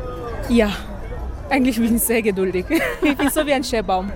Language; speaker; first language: German; non-native, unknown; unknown